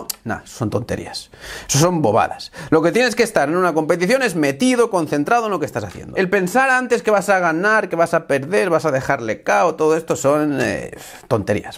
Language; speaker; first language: Spanish; native; Spanish